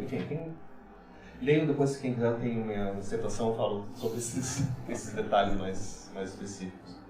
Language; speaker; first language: Portuguese; native; Portuguese